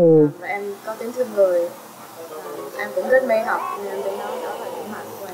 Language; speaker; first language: Vietnamese; early bilingual, heritage; Vietnamese